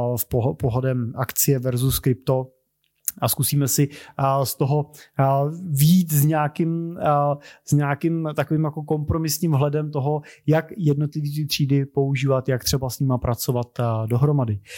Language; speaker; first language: Czech; native; Czech